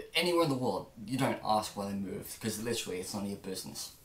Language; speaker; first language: English; native; English